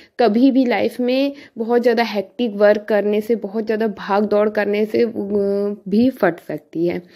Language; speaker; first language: Hindi; native; Hindi